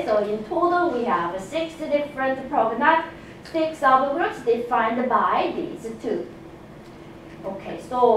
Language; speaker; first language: English; non-native, fluent; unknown